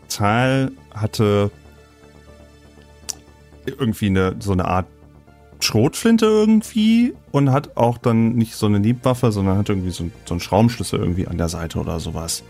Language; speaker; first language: German; native; German